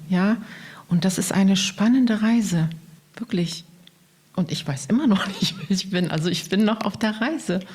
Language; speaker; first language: German; non-native, fluent; Arabic